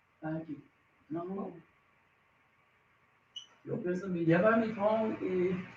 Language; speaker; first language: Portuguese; non-native, learner; English